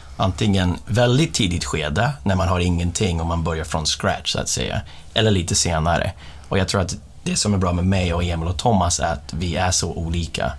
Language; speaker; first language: Swedish; non-native, fluent; English